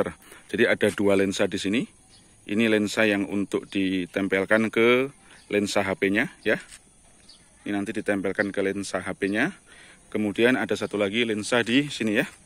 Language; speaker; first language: Indonesian; native; Indonesian